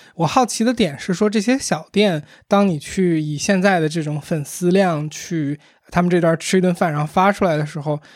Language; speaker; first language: Chinese; native; Chinese